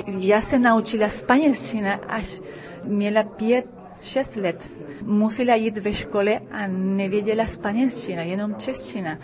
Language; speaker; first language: Czech; early bilingual, heritage; Spanish